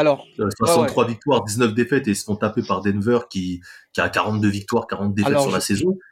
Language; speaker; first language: French; native; French